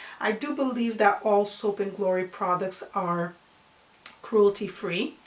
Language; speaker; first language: English; non-native, fluent; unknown